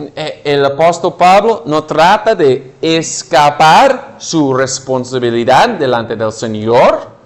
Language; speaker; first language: Spanish; non-native, fluent; English